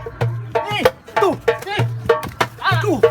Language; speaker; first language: Indonesian; native; Indonesian